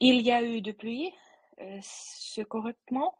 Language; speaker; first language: French; non-native, learner; Ukrainian